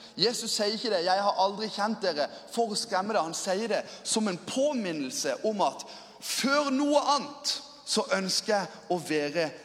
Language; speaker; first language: Norwegian; native; Norwegian